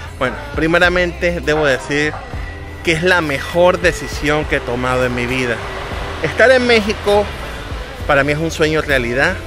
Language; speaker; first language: Spanish; native; Spanish